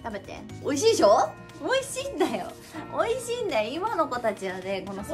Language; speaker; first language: Japanese; native; Japanese